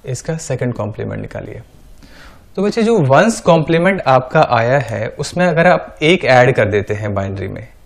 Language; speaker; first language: Hindi; native; Hindi